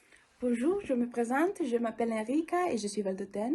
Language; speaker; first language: French; non-native, local second language; Italian